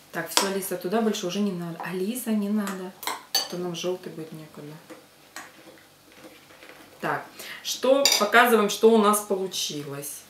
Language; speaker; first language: Russian; native; Russian